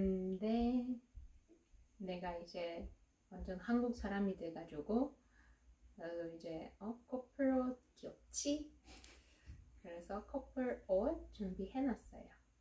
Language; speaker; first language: Korean; non-native, fluent; Russian